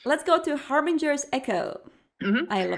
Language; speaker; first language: English; non-native, fluent; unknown